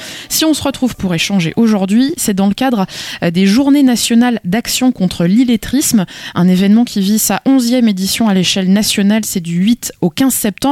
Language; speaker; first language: French; native; French